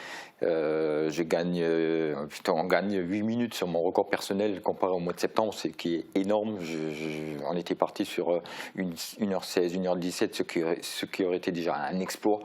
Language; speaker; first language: French; native; French